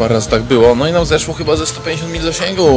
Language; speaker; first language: Polish; native; Polish